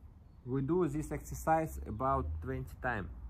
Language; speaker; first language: English; non-native, learner; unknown